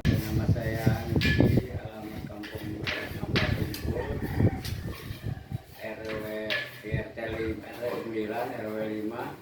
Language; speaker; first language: Indonesian; non-native, local second language; Sundanese